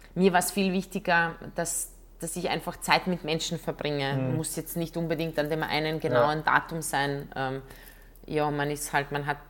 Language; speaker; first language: German; non-native, fluent; Croatian